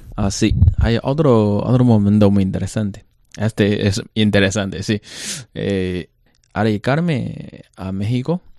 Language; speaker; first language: Spanish; non-native, learner; Chinese